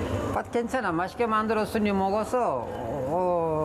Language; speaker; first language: Korean; non-native, learner; Turkish